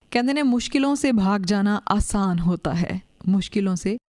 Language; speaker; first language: Hindi; non-native, local second language; Punjabi